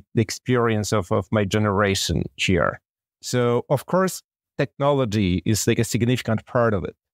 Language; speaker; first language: English; non-native, fluent; Polish